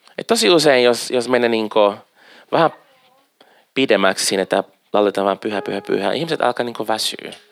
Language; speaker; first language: Finnish; non-native, fluent; Portuguese